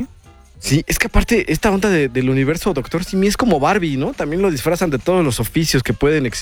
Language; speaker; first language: Spanish; native; Spanish